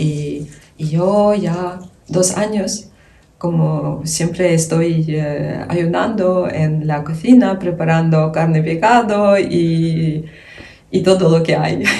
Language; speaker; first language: Spanish; non-native, learner; Ukrainian